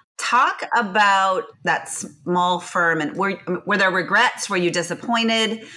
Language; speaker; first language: English; native; English